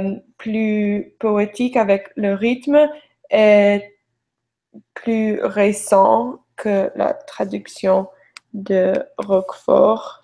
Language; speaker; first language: French; non-native, learner; English